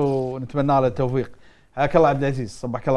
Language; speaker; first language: Arabic; native; Arabic